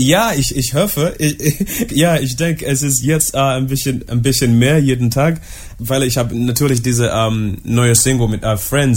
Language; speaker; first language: German; non-native, learner; English